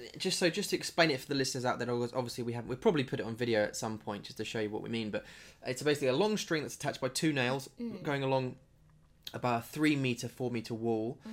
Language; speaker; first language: English; native; English